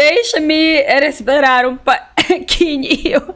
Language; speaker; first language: Portuguese; non-native, learner; Russian